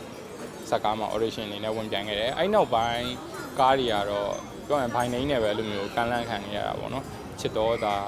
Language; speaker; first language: Burmese; native; Burmese